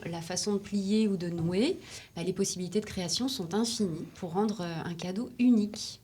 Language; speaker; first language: French; native; French